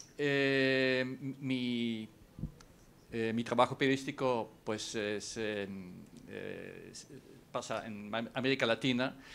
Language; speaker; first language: Spanish; non-native, fluent; Dutch